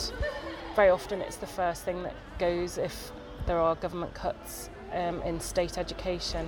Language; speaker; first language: English; native; English